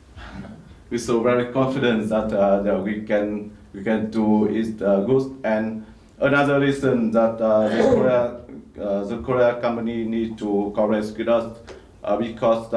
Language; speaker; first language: English; non-native, learner; Vietnamese